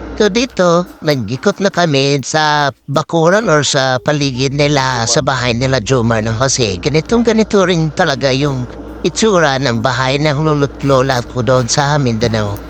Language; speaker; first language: Filipino; native; Filipino